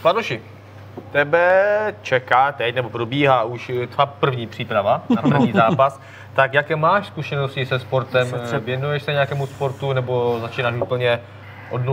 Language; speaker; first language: Czech; native; Czech